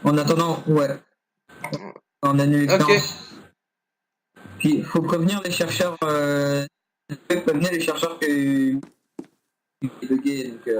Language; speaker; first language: French; native; French